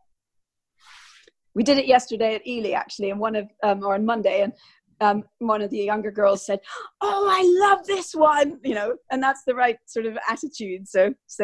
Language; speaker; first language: English; native; English